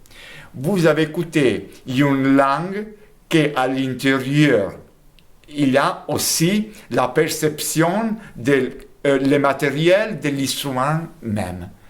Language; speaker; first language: French; non-native, fluent; Italian